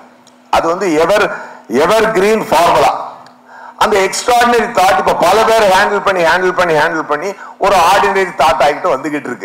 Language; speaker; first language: Tamil; native; Tamil